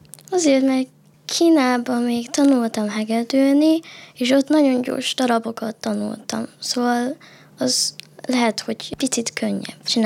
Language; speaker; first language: Hungarian; non-native, learner; Chinese